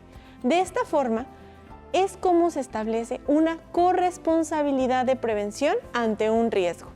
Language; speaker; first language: Spanish; native; Spanish